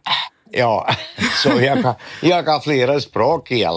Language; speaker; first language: Swedish; non-native, fluent; Dutch